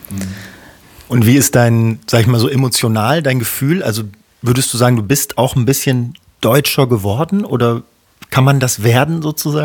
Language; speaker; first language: German; native; German